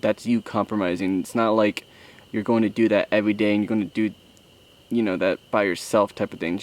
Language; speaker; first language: English; native; English